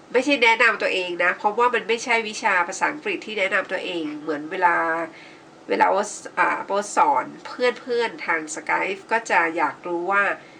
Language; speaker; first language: Thai; native; Thai